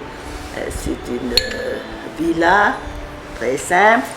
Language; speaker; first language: French; non-native, fluent; Vietnamese